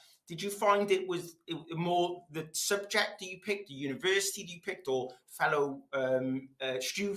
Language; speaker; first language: English; non-native, local second language; Welsh